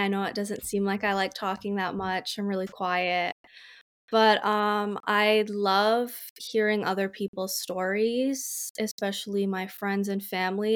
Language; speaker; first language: English; native; English